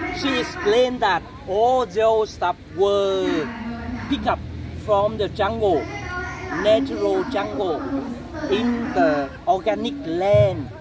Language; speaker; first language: English; non-native, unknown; Vietnamese